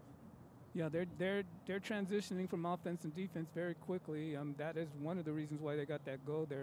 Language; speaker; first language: English; native; English